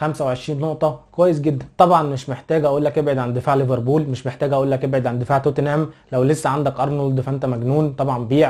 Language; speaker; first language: Arabic; native; Arabic